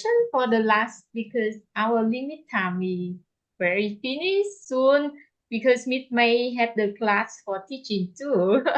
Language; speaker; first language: English; non-native, learner; Vietnamese